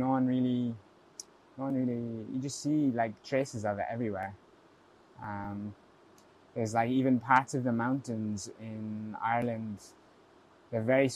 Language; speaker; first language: English; native; English